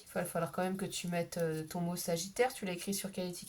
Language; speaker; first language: French; native; French